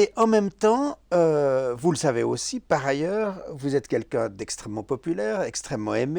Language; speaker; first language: French; native; French